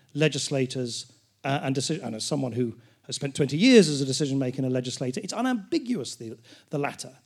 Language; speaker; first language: English; native; English